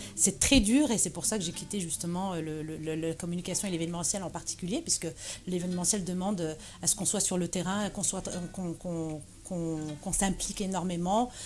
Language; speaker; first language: French; early bilingual, other home language; Arabic